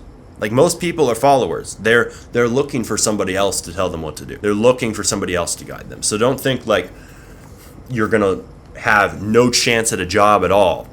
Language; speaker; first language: English; native; English